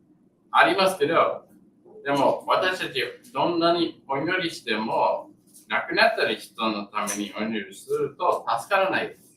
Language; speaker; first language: Japanese; non-native, learner; English